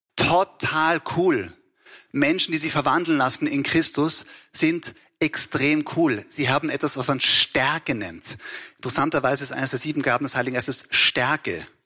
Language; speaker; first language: German; native; German